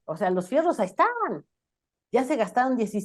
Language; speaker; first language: Spanish; native; Spanish